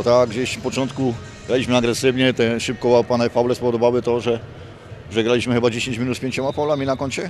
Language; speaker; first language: Polish; native; Polish